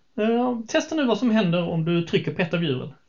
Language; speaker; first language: Swedish; native; Swedish